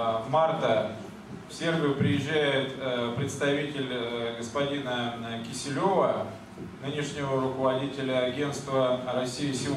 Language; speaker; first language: Russian; native; Russian